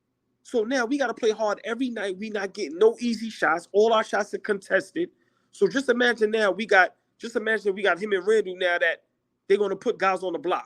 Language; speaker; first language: English; native; English